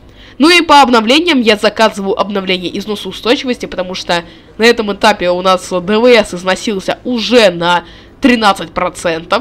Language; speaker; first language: Russian; native; Russian